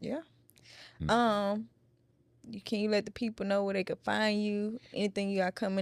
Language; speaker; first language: English; native; English